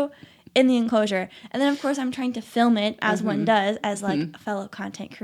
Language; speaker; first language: English; native; English